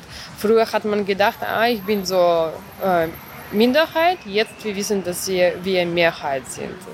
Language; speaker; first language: German; non-native, fluent; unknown